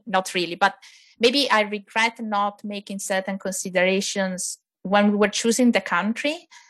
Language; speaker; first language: English; non-native, fluent; Italian